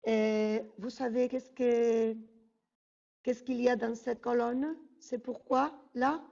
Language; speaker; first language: French; non-native, fluent; Spanish